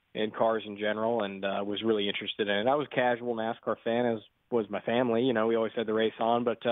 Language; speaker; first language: English; native; English